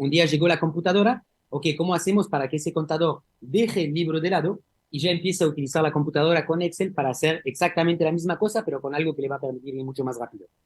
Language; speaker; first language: Spanish; early bilingual, heritage; Spanish